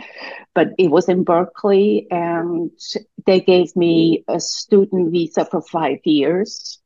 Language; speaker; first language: English; non-native, fluent; Swiss German